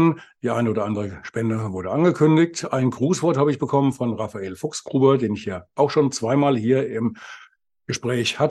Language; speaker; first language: German; native; German